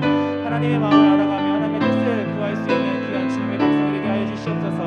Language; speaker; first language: Korean; native; Korean